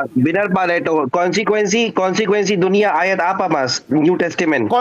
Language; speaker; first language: Indonesian; non-native, learner; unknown